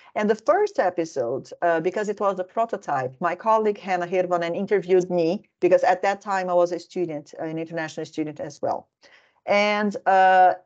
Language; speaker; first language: English; non-native, fluent; Portuguese